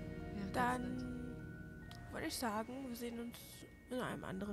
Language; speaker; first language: German; native; German